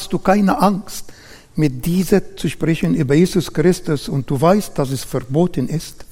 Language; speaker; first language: German; non-native, learner; Arabic